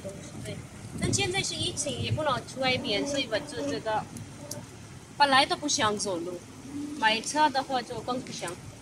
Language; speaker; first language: Chinese; non-native, learner; Urdu